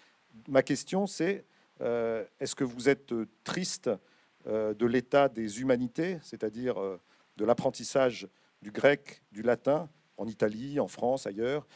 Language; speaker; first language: French; native; French